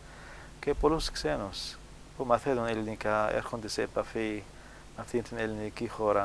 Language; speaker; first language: Greek; non-native, fluent; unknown